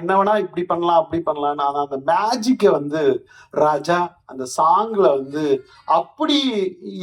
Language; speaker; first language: Tamil; native; Tamil